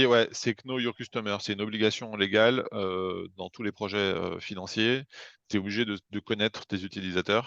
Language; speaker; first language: French; native; French